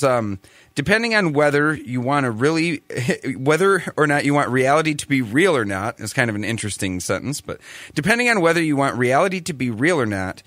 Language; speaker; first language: English; native; English